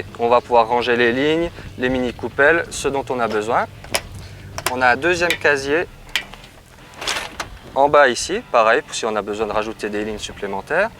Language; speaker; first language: French; native; French